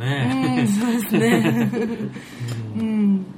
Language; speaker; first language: Japanese; non-native, learner; German